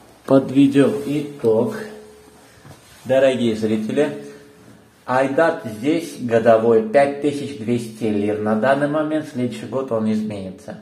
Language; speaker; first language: Russian; non-native, fluent; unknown